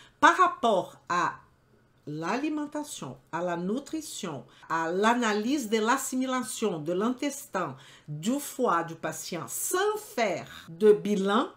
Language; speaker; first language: French; non-native, fluent; Portuguese